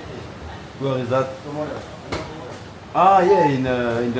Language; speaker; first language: English; non-native, learner; French